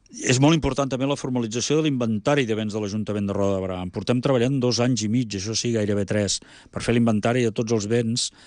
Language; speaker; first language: Catalan; native; Catalan